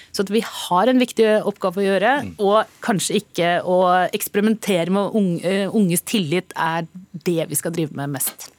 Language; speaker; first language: Norwegian; native; Norwegian